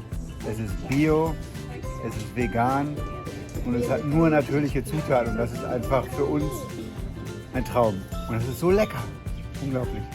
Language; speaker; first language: German; native; German